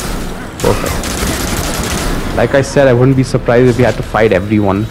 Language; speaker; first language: English; native; English